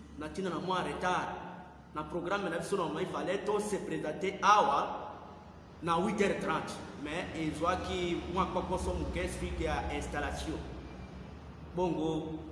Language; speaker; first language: Lingala; native; Lingala